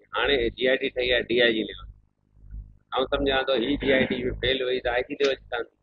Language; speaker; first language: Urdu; non-native, local second language; Sindhi